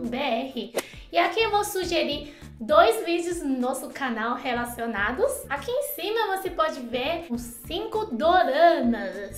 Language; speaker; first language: Portuguese; non-native, fluent; Chinese